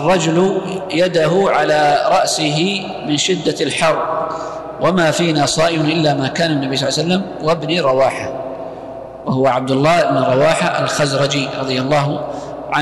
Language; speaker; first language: Arabic; native; Arabic